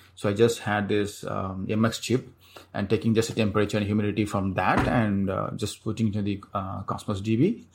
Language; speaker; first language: English; non-native, local second language; Tamil